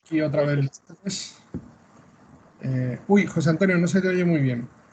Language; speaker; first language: Spanish; native; Spanish